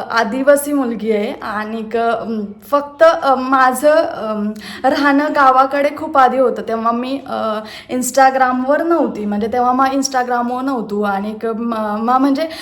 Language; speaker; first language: Marathi; non-native, local second language; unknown